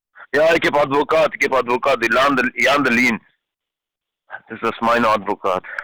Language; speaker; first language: Dutch; non-native, learner; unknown